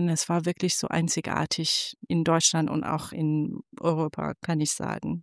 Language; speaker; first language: German; non-native, fluent; Persian